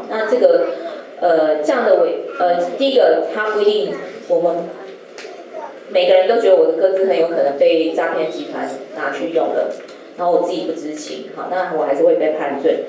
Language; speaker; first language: Chinese; native; Chinese